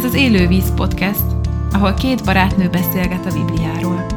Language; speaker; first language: Hungarian; non-native, learner; English